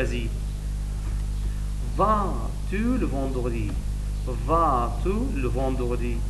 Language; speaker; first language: French; non-native, learner; Arabic